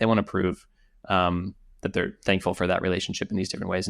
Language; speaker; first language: English; native; English